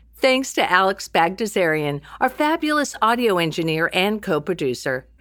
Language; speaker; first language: English; native; English